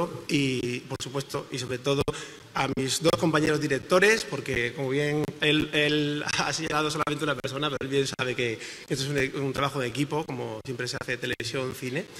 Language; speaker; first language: Spanish; native; Spanish